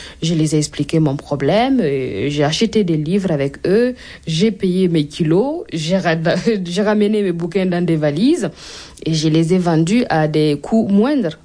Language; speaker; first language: French; non-native, local second language; Mossi